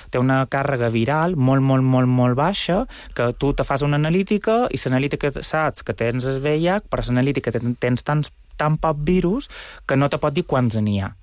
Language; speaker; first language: Catalan; native; Catalan